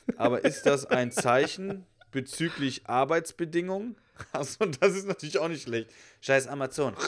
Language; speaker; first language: German; native; German